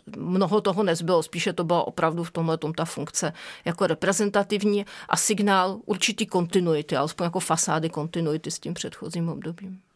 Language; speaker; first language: Czech; native; Czech